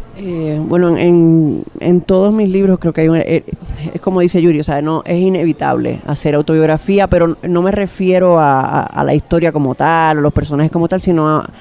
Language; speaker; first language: Spanish; native; Spanish